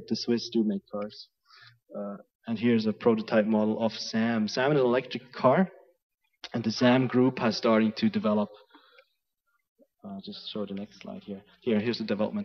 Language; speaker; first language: English; non-native, fluent; German